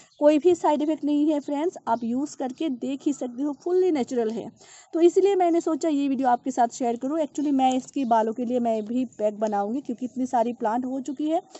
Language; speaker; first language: Hindi; non-native, local second language; Bangla